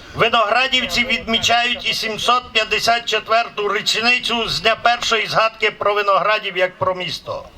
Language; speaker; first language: Ukrainian; native; Ukrainian